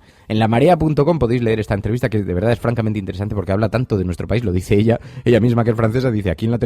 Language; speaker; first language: Spanish; native; Spanish